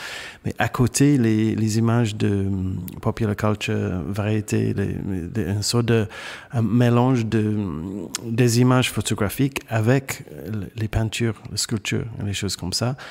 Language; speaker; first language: French; non-native, fluent; English